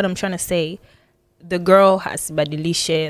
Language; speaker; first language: English; non-native, local second language; Swahili